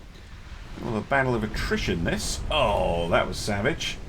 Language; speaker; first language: English; native; English